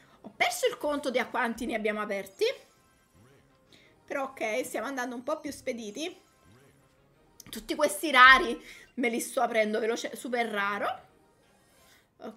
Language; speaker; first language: Italian; native; Italian